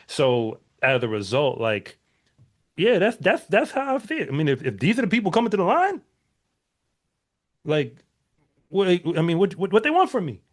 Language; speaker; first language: English; native; English